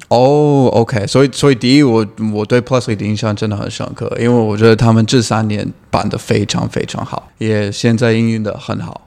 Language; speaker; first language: Chinese; non-native, fluent; English